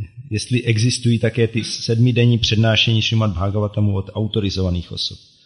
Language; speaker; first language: Czech; native; Czech